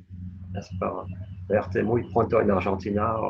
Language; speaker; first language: Spanish; non-native, fluent; French